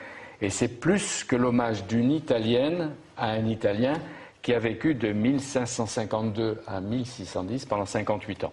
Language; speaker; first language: French; native; French